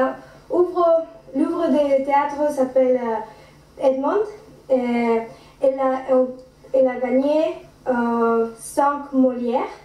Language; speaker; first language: French; non-native, learner; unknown